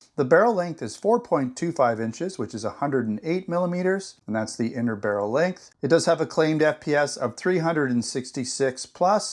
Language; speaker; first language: English; native; English